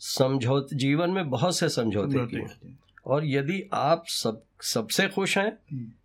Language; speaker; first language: Hindi; native; Hindi